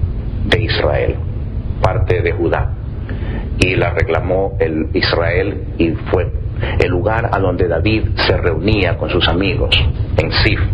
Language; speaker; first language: Spanish; native; Spanish